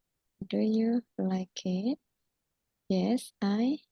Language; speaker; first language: English; non-native, fluent; Indonesian